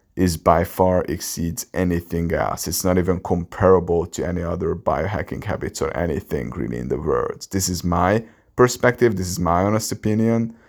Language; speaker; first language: English; non-native, fluent; Hungarian